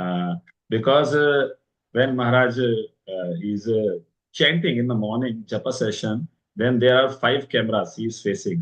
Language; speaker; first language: English; non-native, local second language; Hindi